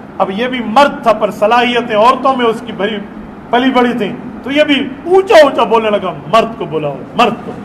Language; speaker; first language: Urdu; non-native, local second language; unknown